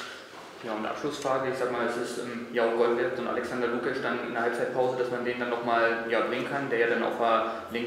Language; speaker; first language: German; non-native, fluent; Polish